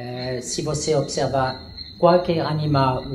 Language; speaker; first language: Portuguese; non-native, learner; French